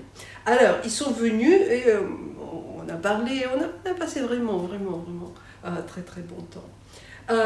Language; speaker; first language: French; non-native, fluent; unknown